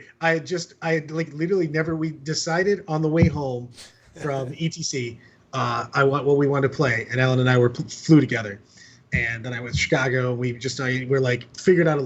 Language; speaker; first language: English; native; English